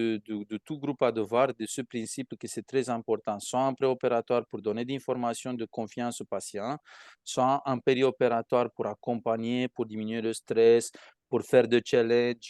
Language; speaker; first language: French; non-native, fluent; Romanian